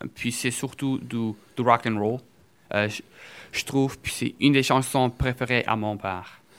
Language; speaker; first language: French; early bilingual, other home language; Portuguese